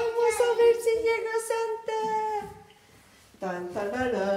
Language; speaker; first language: Spanish; native; Spanish